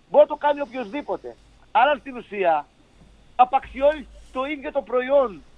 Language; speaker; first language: Greek; native; Greek